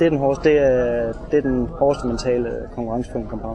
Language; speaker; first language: Danish; native; Danish